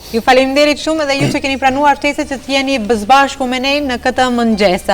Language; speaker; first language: Albanian; native; Albanian